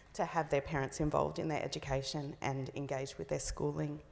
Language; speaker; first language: English; native; English